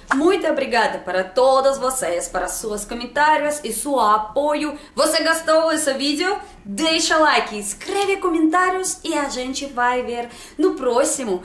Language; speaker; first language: Portuguese; non-native, learner; Russian